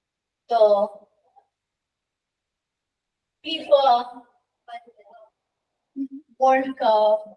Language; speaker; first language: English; non-native, local second language; Bangla